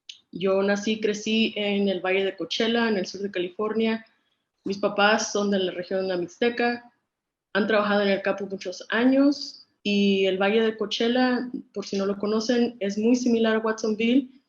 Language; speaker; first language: Spanish; early bilingual, other home language; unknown